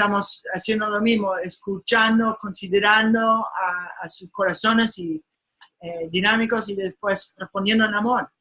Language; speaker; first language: Spanish; non-native, fluent; English